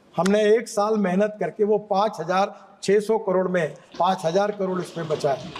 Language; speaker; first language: Hindi; non-native, local second language; Marathi